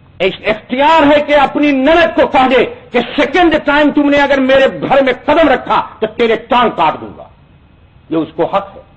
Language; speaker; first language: Urdu; non-native, local second language; Bhojpuri